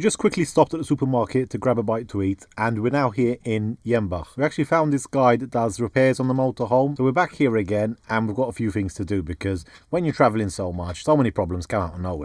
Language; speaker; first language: English; native; English